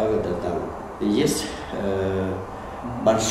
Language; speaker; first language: Russian; non-native, learner; Vietnamese